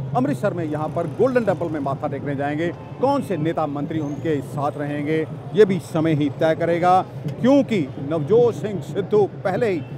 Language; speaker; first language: Hindi; non-native, local second language; Punjabi